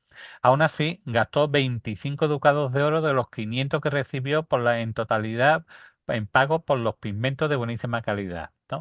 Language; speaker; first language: Spanish; native; Spanish